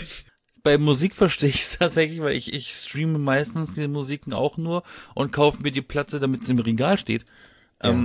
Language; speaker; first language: German; native; German